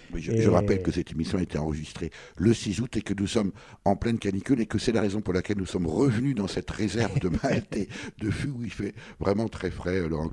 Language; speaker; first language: French; native; French